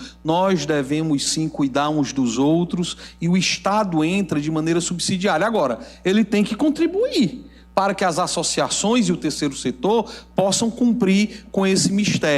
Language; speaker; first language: Portuguese; native; Portuguese